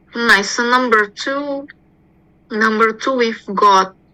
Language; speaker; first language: English; non-native, fluent; Indonesian